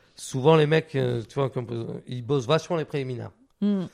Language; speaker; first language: French; native; French